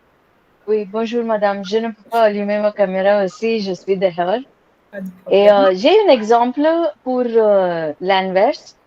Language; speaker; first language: French; non-native, learner; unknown